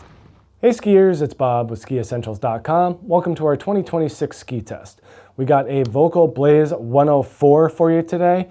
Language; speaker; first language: English; native; English